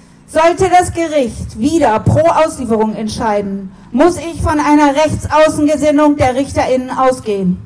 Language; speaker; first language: German; native; German